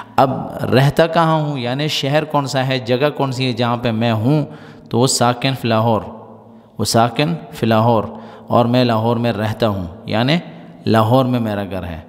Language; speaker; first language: Urdu; non-native, local second language; Pashto